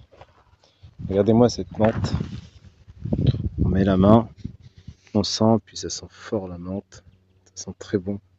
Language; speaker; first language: French; native; French